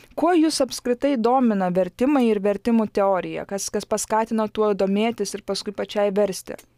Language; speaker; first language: Lithuanian; native; Lithuanian